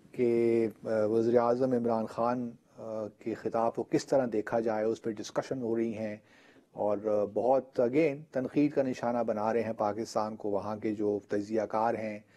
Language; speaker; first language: Urdu; native; Urdu